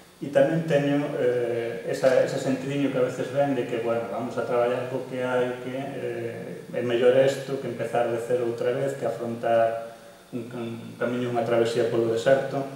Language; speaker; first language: Galician; native; Galician